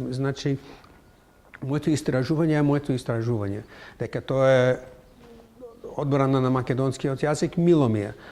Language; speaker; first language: Macedonian; non-native, fluent; English